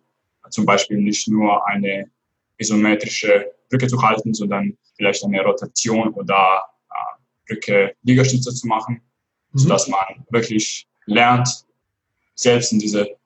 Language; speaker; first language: German; non-native, fluent; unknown